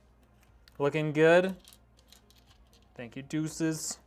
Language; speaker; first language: English; native; English